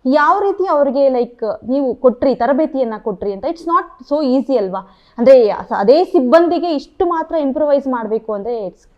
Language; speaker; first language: Kannada; native; Kannada